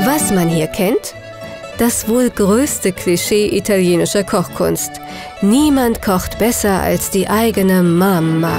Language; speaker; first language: German; native; German